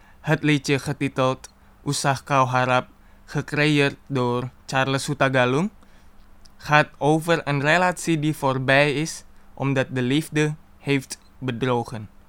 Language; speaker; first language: Dutch; non-native, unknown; Indonesian